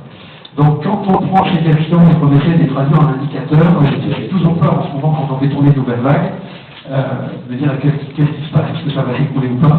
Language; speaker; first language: French; native; French